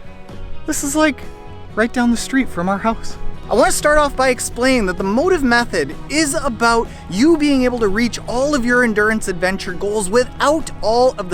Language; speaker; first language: English; native; English